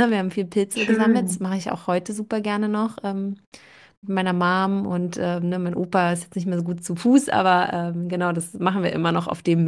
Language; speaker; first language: German; native; German